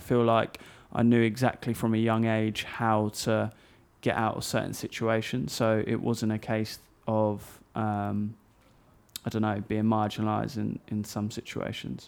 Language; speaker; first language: English; native; English